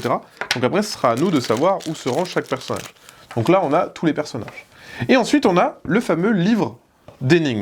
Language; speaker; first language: French; native; French